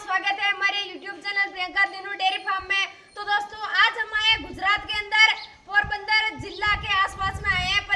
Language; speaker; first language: Hindi; native; Hindi